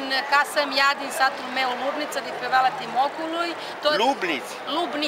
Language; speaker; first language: Romanian; early bilingual, heritage; Romanian